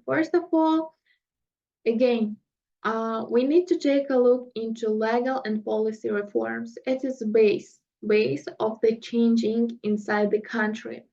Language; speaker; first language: English; non-native, fluent; Russian